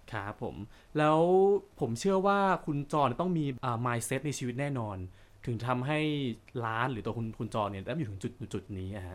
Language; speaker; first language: Thai; native; Thai